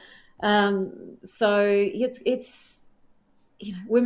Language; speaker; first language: English; native; English